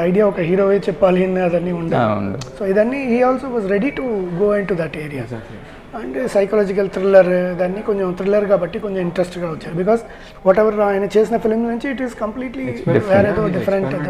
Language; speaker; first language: Telugu; non-native, learner; Tamil